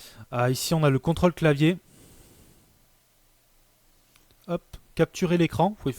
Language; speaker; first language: French; native; French